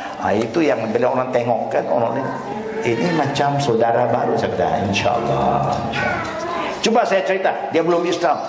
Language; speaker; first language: Malay; non-native, local second language; Chinese